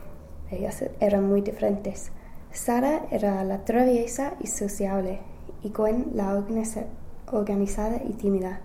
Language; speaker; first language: Spanish; non-native, learner; English